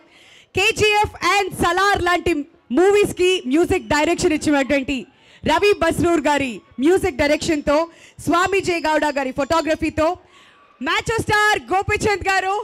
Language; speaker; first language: Telugu; native; Telugu